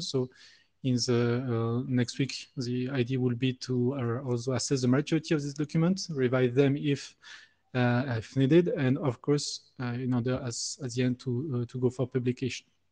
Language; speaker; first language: English; non-native, fluent; French